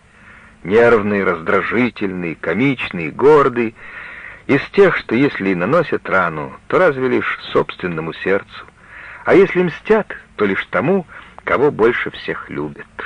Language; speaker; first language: Russian; native; Russian